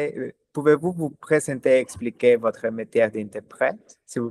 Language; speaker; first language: French; non-native, learner; German